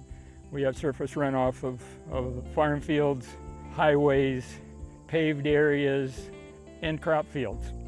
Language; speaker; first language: English; native; English